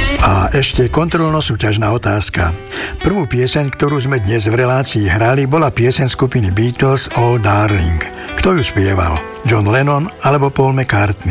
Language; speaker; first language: Slovak; native; Slovak